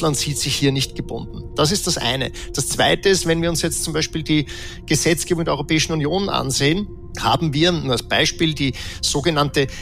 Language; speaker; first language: German; native; German